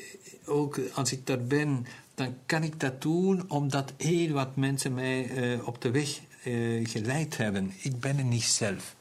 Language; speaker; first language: Dutch; non-native, local second language; German